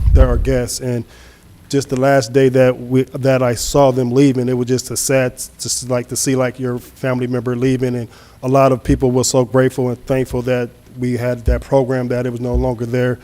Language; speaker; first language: English; native; English